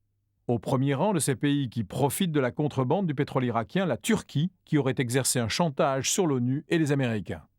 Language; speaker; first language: French; native; French